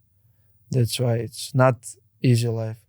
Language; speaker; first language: English; non-native, learner; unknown